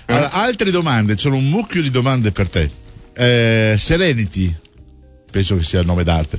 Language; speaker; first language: Italian; native; Italian